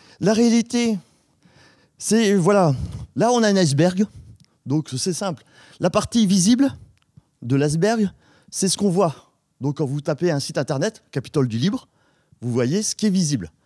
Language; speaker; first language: French; native; French